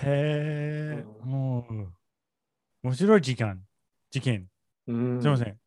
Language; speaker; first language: Japanese; non-native, learner; English